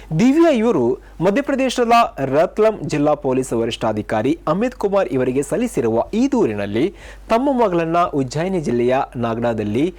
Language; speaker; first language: Kannada; native; Kannada